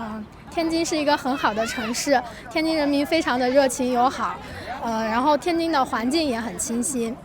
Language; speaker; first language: Chinese; native; Chinese